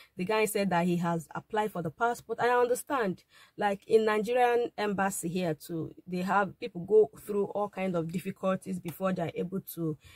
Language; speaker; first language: English; non-native, local second language; Igbo